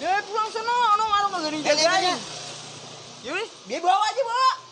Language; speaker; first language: Indonesian; native; Indonesian